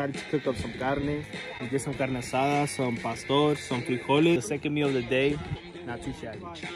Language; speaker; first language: English; early bilingual, other home language; Spanish